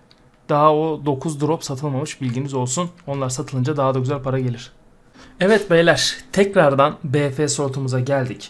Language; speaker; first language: Turkish; native; Turkish